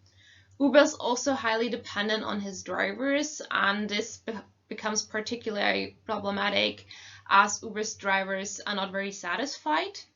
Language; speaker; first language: English; non-native, fluent; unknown